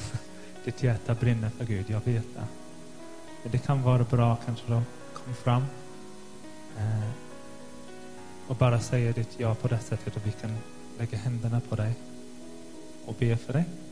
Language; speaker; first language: Swedish; non-native, fluent; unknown